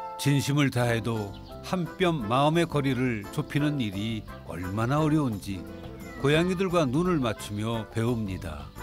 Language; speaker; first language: Korean; native; Korean